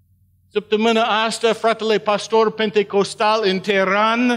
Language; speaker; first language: Romanian; non-native, learner; English